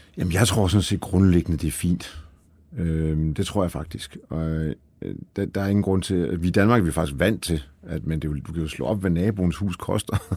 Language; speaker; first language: Danish; early bilingual, other home language; Polish